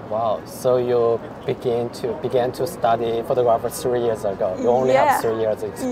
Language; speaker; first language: English; non-native, fluent; Chinese